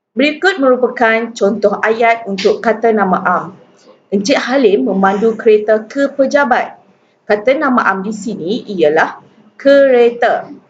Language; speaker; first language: Malay; native; Malay